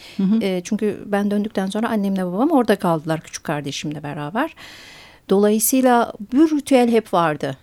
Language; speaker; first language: Turkish; early bilingual, heritage; Turkish